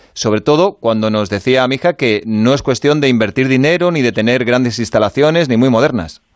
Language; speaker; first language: Spanish; native; Spanish